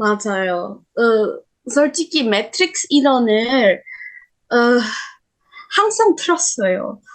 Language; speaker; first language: Korean; non-native, learner; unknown